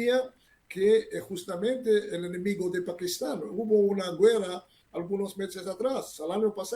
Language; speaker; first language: Spanish; non-native, fluent; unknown